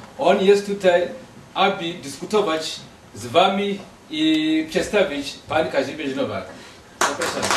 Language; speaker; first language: Polish; non-native, learner; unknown